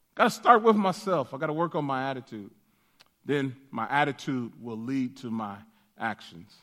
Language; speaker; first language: English; native; English